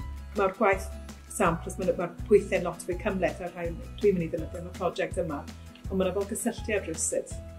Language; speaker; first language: Welsh; native; Welsh